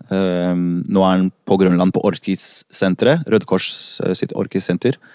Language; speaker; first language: Norwegian; early bilingual, other home language; Spanish